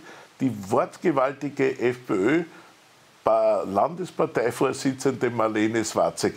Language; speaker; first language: German; native; German